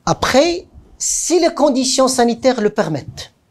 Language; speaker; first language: French; non-native, local second language; Arabic